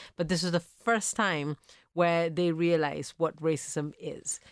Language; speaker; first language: English; early bilingual, other home language; Italian